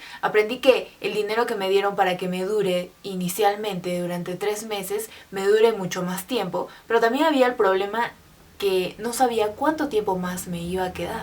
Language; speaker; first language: Spanish; native; Spanish